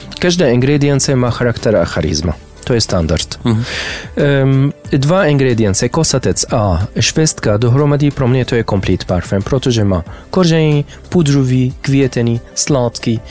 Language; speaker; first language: Czech; non-native, learner; Arabic